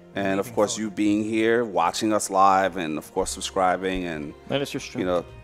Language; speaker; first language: English; native; English